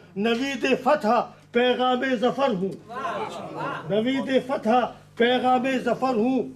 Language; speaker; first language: Urdu; non-native, local second language; Pashto